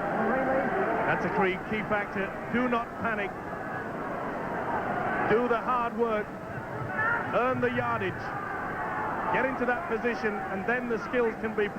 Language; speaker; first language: English; native; English